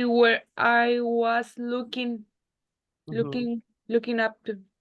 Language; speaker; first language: English; non-native, learner; Spanish